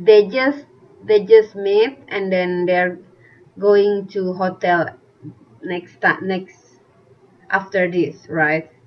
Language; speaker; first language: English; non-native, fluent; Indonesian